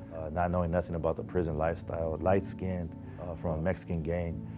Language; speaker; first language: English; native; English